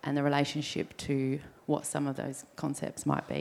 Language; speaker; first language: English; native; English